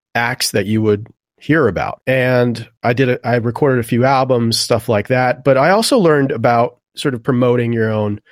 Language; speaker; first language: English; native; English